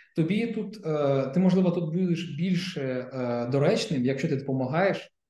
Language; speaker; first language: Ukrainian; non-native, local second language; Russian